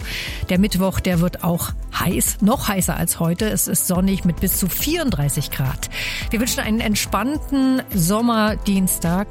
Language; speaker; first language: German; native; German